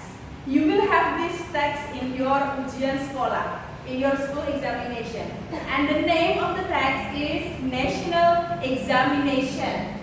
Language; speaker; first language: English; non-native, fluent; Indonesian